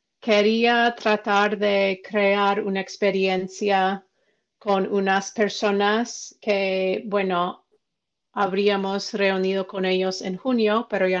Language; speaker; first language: Spanish; non-native, fluent; English